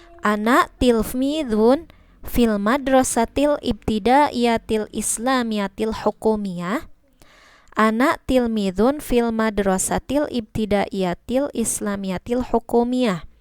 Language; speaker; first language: Arabic; non-native, learner; Indonesian